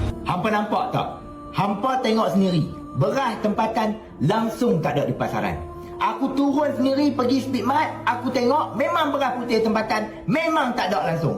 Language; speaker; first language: Malay; native; Malay